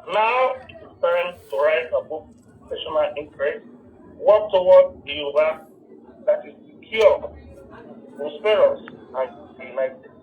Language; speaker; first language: English; non-native, local second language; Yoruba